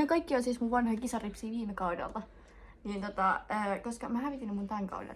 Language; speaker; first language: Finnish; native; Finnish